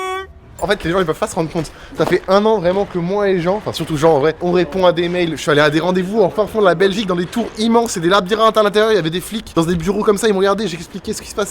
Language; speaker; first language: French; native; French